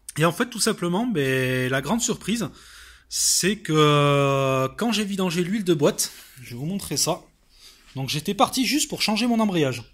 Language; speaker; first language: French; native; French